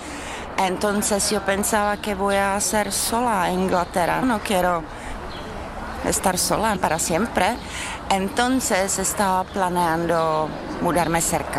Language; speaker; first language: Spanish; non-native, fluent; Czech